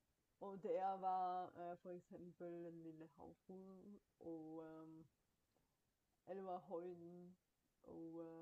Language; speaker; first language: Danish; non-native, fluent; Bulgarian